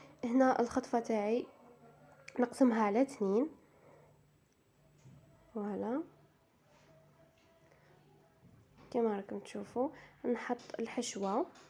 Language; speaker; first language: Arabic; native; Arabic